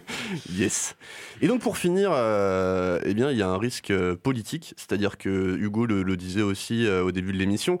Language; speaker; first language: French; native; French